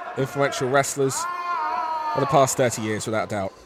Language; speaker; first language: English; native; English